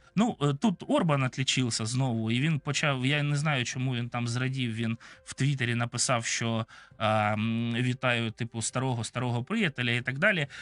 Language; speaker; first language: Ukrainian; non-native, local second language; Russian